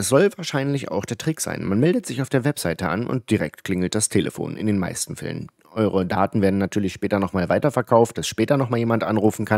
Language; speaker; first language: German; native; German